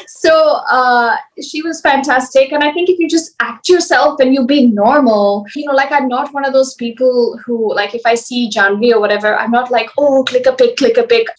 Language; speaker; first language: English; early bilingual, other home language; Hindi